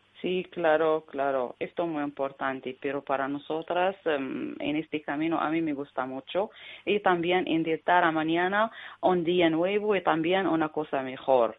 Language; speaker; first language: Spanish; non-native, learner; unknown